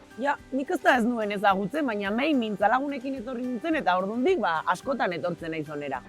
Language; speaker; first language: Basque; native; Basque